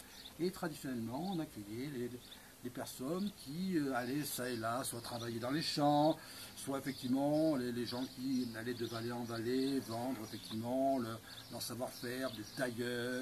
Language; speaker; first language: French; native; French